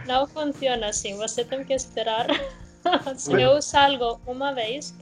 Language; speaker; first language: Portuguese; non-native, learner; Spanish